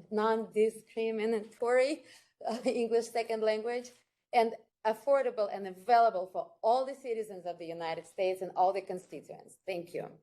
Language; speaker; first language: English; non-native, fluent; Ukrainian